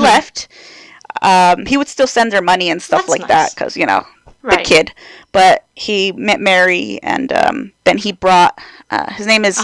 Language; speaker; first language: English; early bilingual, other home language; Spanish